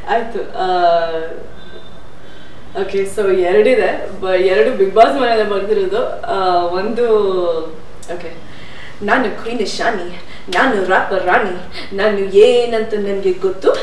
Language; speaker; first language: Kannada; non-native, fluent; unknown